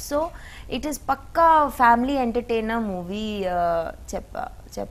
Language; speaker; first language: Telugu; non-native, learner; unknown